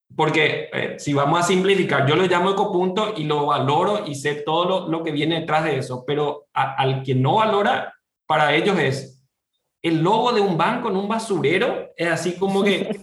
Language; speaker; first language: Spanish; native; Spanish